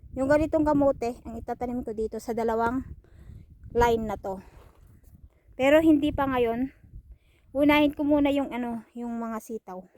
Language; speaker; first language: Filipino; non-native, local second language; Iloko